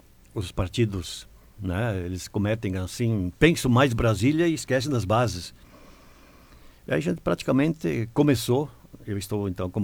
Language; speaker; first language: Portuguese; native; Portuguese